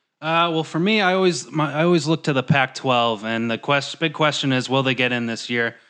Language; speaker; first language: English; native; English